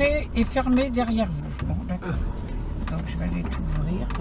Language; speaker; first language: French; native; French